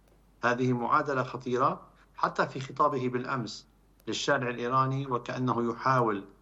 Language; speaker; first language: Arabic; native; Arabic